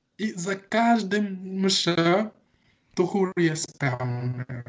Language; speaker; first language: Polish; non-native, learner; Wolof